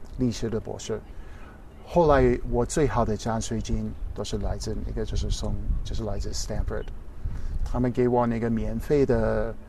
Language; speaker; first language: Chinese; non-native, fluent; English